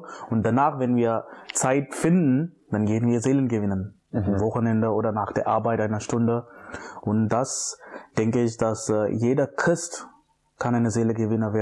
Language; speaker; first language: German; non-native, fluent; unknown